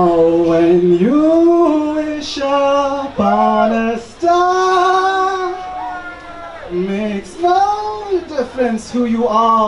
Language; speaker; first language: English; non-native, local second language; Malay